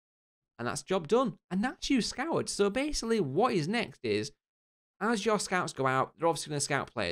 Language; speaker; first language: English; native; English